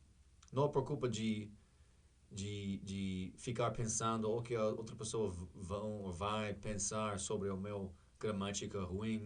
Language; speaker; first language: Portuguese; non-native, learner; English